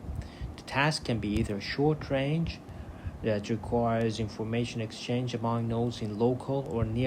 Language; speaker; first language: English; non-native, fluent; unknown